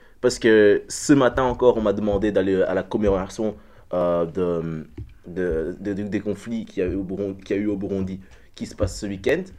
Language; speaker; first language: French; early bilingual, other home language; Dutch